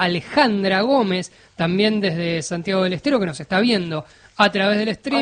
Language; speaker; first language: Spanish; native; Spanish